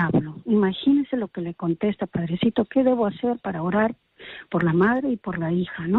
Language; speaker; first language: Spanish; native; Spanish